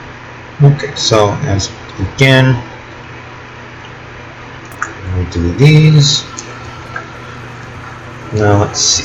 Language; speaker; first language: English; native; English